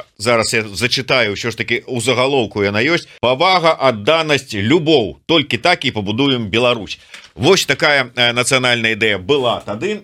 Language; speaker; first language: Belarusian; non-native, local second language; Russian